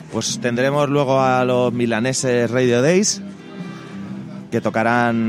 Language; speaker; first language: Spanish; native; Spanish